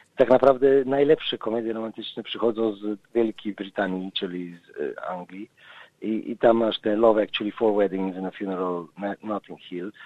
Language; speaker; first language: Polish; non-native, fluent; Slovenian